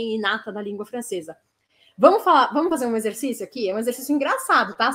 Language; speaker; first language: Portuguese; native; Portuguese